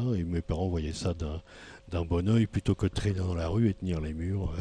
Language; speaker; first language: French; native; French